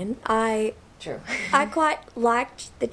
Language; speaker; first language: English; native; English